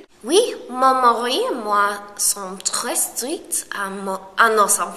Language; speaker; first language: French; non-native, learner; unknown